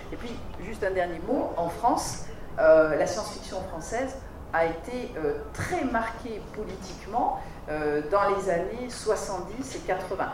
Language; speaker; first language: French; native; French